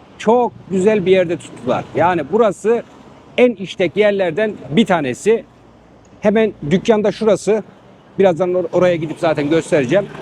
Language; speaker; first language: Turkish; native; Turkish